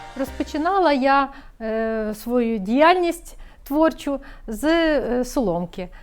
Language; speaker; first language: Ukrainian; native; Ukrainian